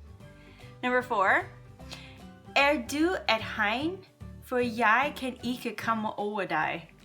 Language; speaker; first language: Danish; non-native, learner; English